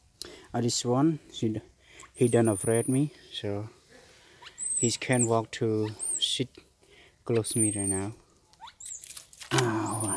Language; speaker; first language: English; non-native, learner; Khmer